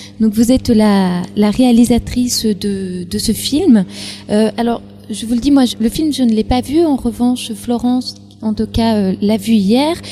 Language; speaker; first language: French; native; French